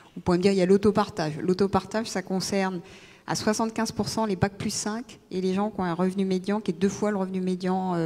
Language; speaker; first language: French; native; French